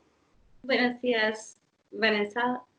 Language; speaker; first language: Spanish; non-native, fluent; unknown